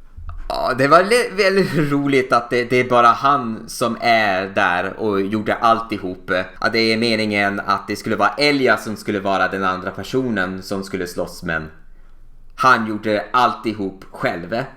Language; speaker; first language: Swedish; native; Swedish